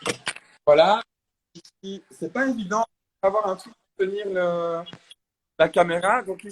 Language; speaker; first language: French; native; French